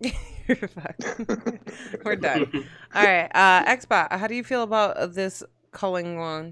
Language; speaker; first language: English; native; English